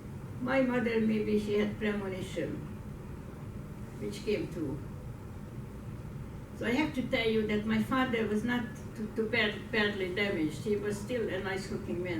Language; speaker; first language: English; non-native, fluent; Hungarian